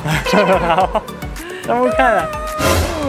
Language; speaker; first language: Chinese; non-native, fluent; French